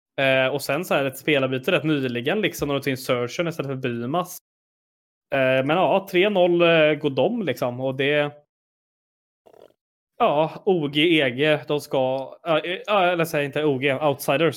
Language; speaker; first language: Swedish; native; Swedish